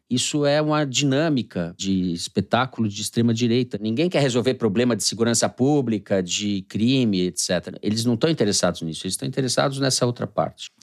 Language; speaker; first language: Portuguese; native; Portuguese